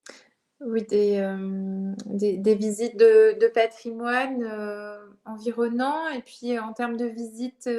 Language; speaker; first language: French; native; French